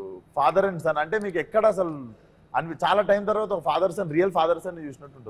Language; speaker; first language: Telugu; native; Telugu